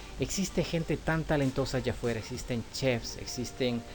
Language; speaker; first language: Spanish; native; Spanish